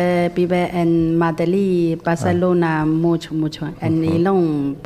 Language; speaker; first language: Spanish; non-native, learner; Chinese